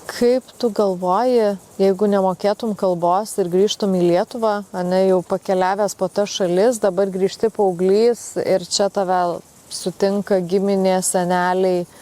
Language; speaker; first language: Lithuanian; native; Lithuanian